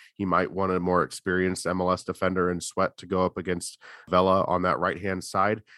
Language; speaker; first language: English; native; English